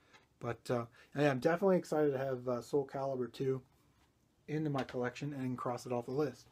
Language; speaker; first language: English; native; English